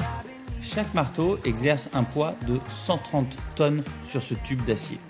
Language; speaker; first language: French; native; French